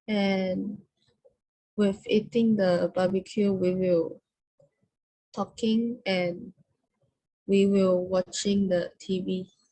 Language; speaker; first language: English; non-native, learner; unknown